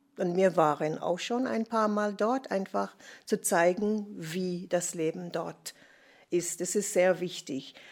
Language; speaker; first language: German; non-native, fluent; English